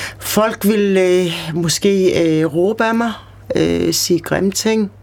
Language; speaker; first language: Danish; early bilingual, other home language; Kurdish